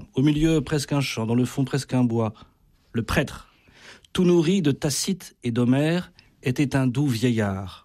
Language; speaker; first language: French; native; French